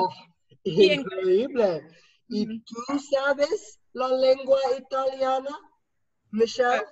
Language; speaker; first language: Spanish; non-native, learner; English